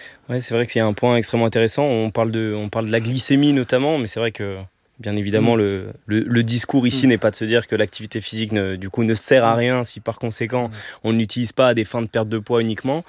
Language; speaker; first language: French; native; French